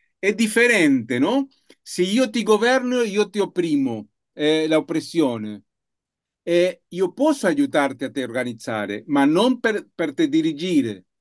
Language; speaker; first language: Italian; non-native, learner; Spanish